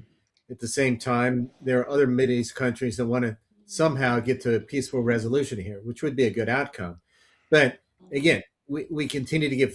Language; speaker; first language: English; native; English